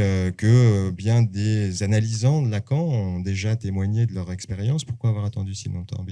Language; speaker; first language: French; native; French